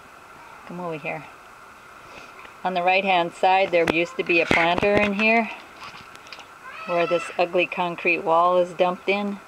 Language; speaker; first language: English; native; English